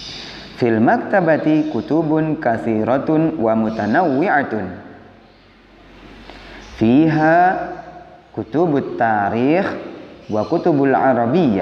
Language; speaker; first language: Arabic; non-native, fluent; Indonesian